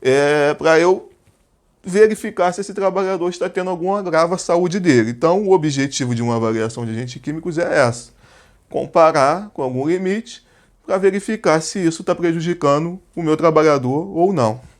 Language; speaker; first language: Portuguese; native; Portuguese